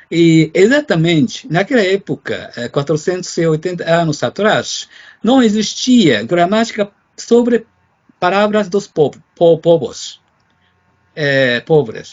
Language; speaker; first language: Portuguese; non-native, fluent; Japanese